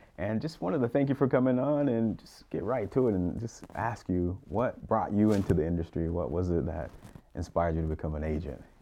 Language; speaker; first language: English; native; English